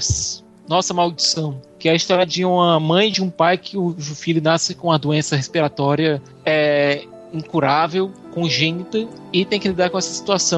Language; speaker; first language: Portuguese; native; Portuguese